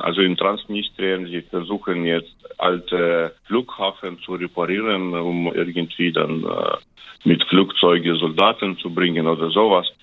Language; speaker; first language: German; non-native, learner; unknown